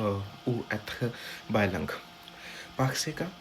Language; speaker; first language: French; non-native, learner; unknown